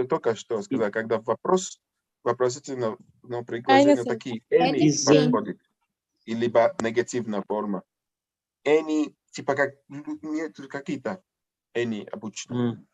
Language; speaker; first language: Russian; non-native, learner; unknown